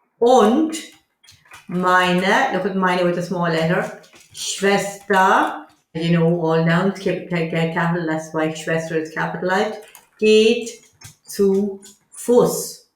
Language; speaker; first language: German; non-native, fluent; English